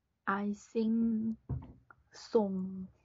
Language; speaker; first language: English; non-native, learner; Japanese